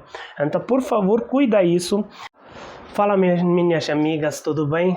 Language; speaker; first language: Portuguese; non-native, learner; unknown